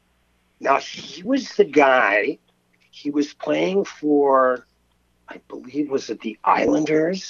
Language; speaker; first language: English; native; English